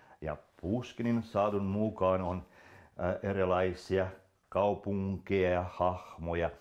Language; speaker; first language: Finnish; non-native, fluent; Russian